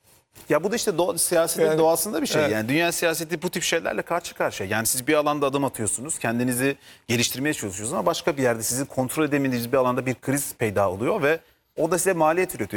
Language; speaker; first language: Turkish; native; Turkish